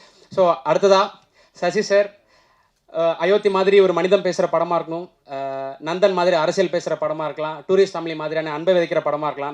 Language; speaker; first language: Tamil; native; Tamil